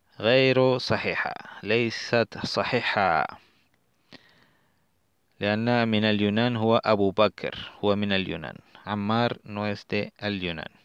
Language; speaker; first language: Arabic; non-native, learner; Spanish